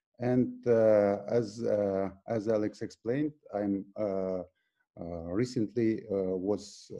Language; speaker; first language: English; non-native, fluent; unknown